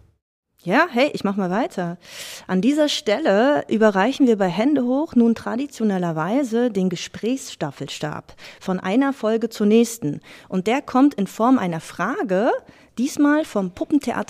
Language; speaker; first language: German; native; German